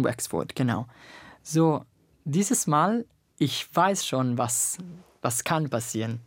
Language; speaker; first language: German; non-native, learner; Italian